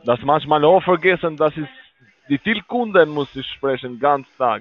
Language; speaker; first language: German; non-native, learner; Spanish